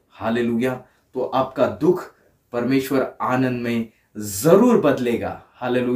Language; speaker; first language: Hindi; non-native, local second language; Marathi